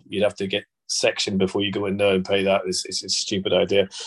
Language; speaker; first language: English; native; English